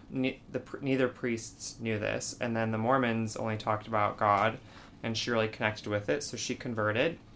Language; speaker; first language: English; native; English